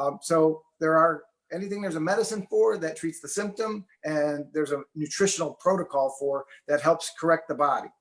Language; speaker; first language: English; native; English